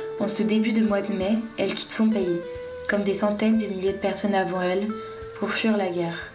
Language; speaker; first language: French; native; French